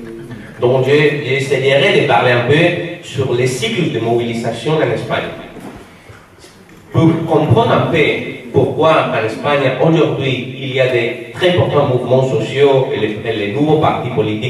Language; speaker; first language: French; non-native, fluent; Spanish